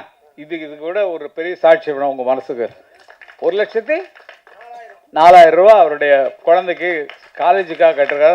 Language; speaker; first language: Tamil; native; Tamil